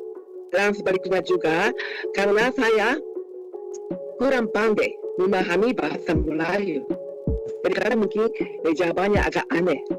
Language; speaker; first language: Indonesian; non-native, fluent; Japanese